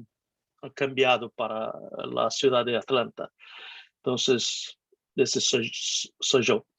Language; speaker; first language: Spanish; non-native, fluent; Portuguese